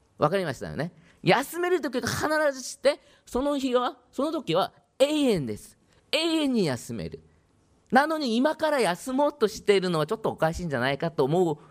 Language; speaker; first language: Japanese; non-native, fluent; Korean